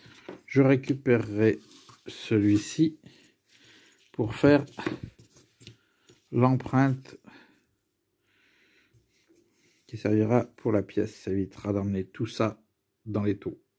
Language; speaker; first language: French; native; French